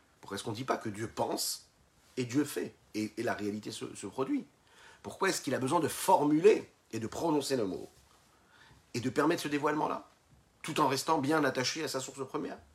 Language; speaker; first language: French; native; French